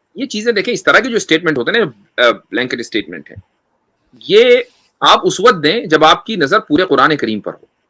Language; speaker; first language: Urdu; native; Urdu